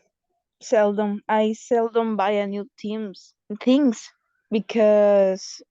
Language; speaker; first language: English; non-native, learner; Spanish